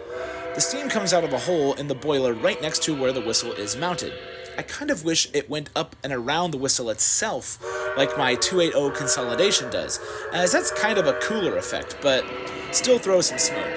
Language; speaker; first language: English; native; English